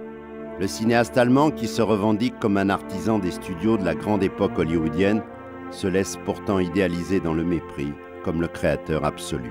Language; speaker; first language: French; native; French